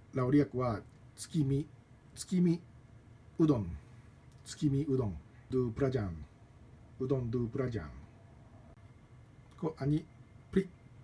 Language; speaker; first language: Thai; non-native, learner; Japanese